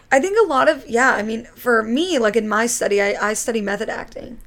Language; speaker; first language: English; native; English